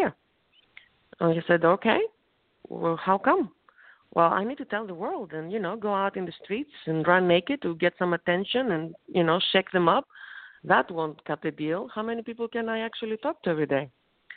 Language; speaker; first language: English; non-native, fluent; Greek